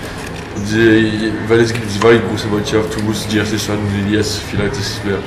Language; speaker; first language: German; non-native, learner; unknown